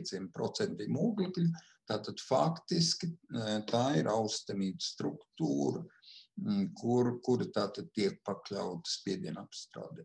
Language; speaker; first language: Latvian; native; Latvian